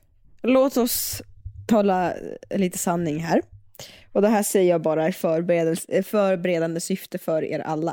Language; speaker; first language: Swedish; native; Swedish